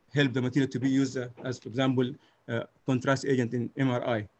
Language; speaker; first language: English; non-native, fluent; Arabic